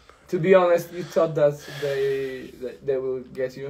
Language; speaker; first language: English; non-native, fluent; Polish